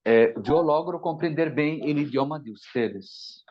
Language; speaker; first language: Portuguese; non-native, learner; Spanish